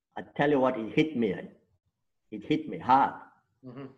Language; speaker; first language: English; non-native, local second language; Afrikaans